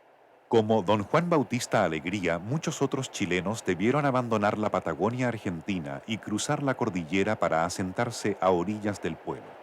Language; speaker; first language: Spanish; native; Spanish